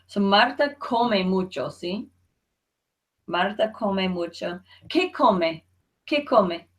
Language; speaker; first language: Spanish; non-native, fluent; English